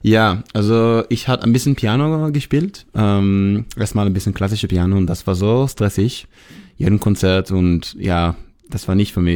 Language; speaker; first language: German; non-native, fluent; Hebrew